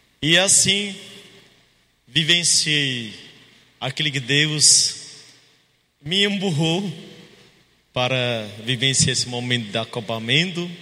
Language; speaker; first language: Portuguese; non-native, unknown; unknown